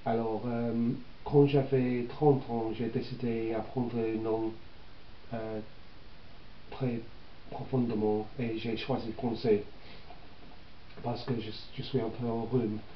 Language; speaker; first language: French; non-native, learner; English